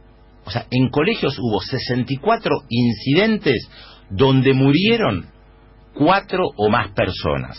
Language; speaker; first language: Spanish; native; Spanish